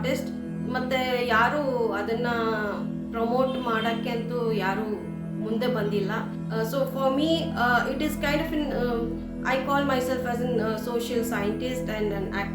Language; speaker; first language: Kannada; non-native, local second language; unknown